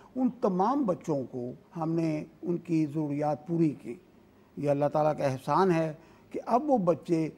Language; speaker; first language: Urdu; native; Urdu